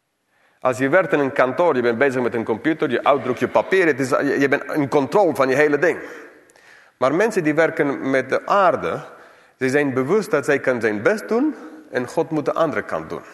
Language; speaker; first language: Dutch; non-native, fluent; English